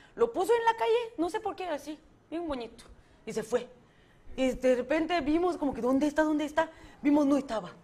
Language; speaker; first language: Spanish; non-native, fluent; Korean